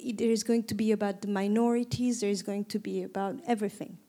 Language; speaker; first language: English; non-native, fluent; Turkish